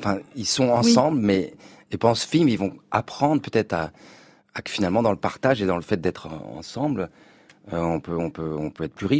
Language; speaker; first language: French; native; French